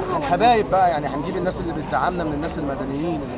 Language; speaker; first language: Arabic; native; Arabic